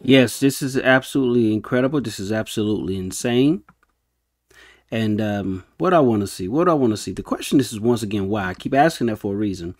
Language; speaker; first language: English; native; English